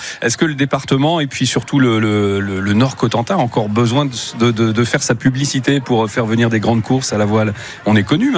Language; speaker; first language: French; native; French